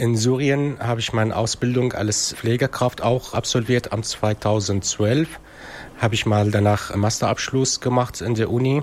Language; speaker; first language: German; non-native, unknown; Arabic